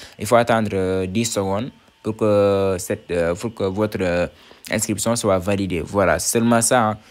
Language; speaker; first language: French; non-native, local second language; Wolof